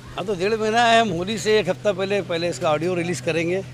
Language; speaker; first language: Hindi; native; Hindi